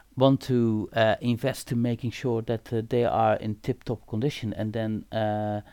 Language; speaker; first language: English; non-native, fluent; Dutch